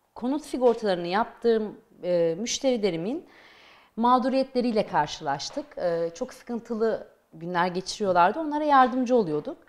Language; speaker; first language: Turkish; native; Turkish